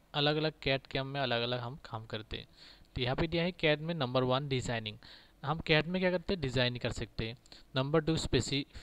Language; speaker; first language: Hindi; native; Hindi